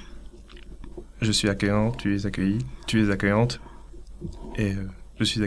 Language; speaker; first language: French; native; French